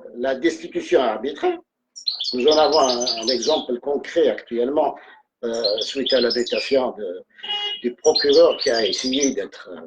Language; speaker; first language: French; non-native, local second language; Arabic